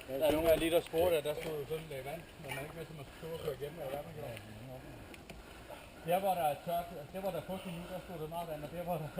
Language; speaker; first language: Danish; native; Danish